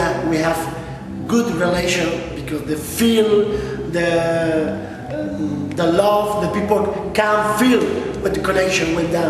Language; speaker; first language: English; non-native, local second language; Spanish